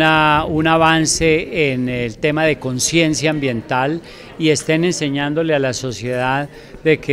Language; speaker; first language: Spanish; native; Spanish